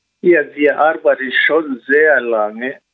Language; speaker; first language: German; non-native, learner; Swahili